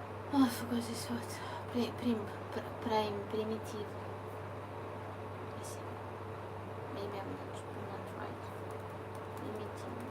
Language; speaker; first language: English; non-native, learner; Ukrainian